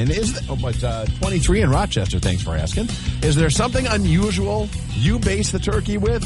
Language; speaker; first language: English; native; English